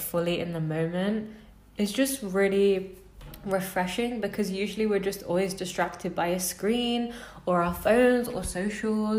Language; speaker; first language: English; native; English